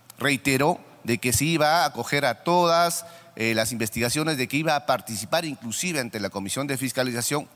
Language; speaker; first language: Spanish; native; Spanish